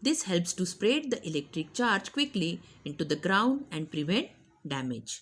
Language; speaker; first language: English; non-native, local second language; Marathi